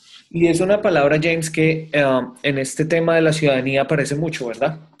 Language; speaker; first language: Spanish; native; Spanish